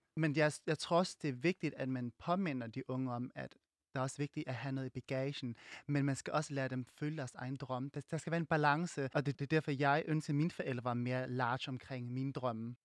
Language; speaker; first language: Danish; early bilingual, other home language; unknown